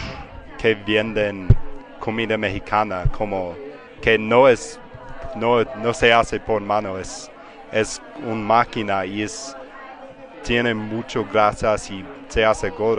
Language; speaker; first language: Spanish; non-native, learner; English